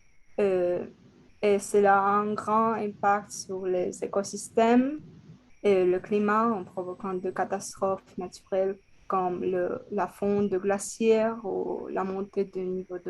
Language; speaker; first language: French; non-native, learner; Spanish